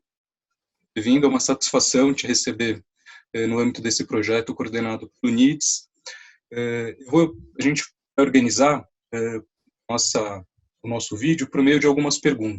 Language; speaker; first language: Portuguese; native; Portuguese